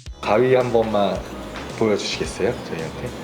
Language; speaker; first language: Korean; native; Korean